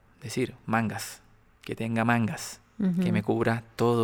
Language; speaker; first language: Spanish; native; Spanish